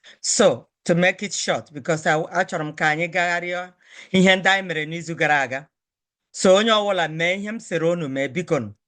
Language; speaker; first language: Igbo; native; Igbo